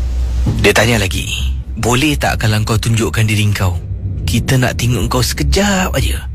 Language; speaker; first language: Malay; native; Malay